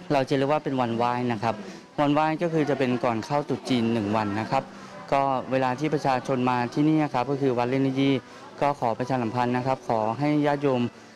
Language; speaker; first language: Thai; native; Thai